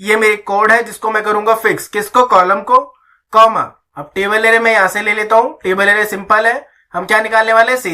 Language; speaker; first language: Hindi; native; Hindi